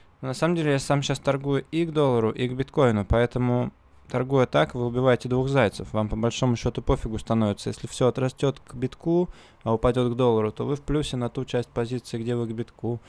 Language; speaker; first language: Russian; native; Russian